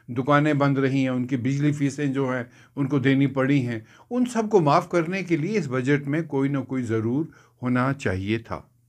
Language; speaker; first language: Hindi; non-native, local second language; Kashmiri